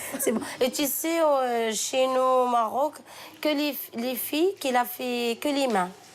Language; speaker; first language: French; non-native, learner; Arabic